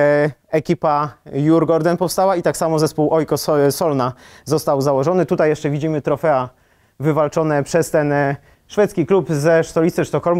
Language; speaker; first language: Polish; native; Polish